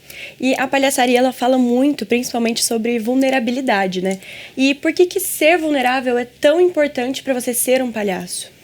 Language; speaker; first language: Portuguese; native; Portuguese